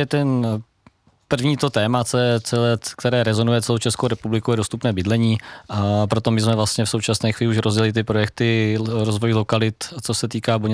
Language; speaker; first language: Czech; native; Czech